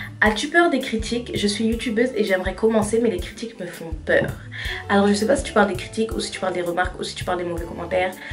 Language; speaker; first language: French; early bilingual, other home language; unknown